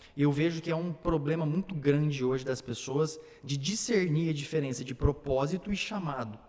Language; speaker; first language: Portuguese; early bilingual, other home language; Slovak